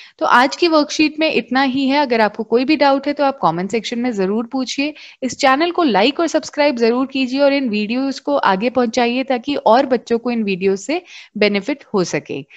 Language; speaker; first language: Hindi; native; Hindi